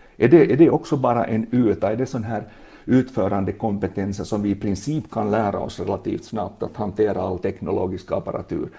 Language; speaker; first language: Swedish; native; Swedish